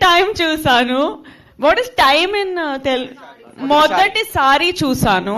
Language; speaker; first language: Telugu; non-native, fluent; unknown